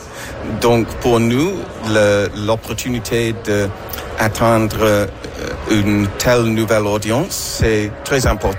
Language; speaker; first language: French; non-native, fluent; English